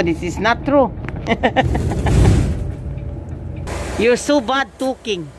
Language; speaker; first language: English; non-native, learner; Cebuano